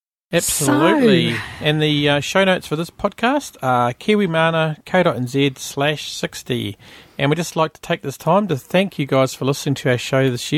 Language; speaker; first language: English; native; English